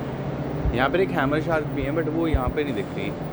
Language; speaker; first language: Hindi; native; Hindi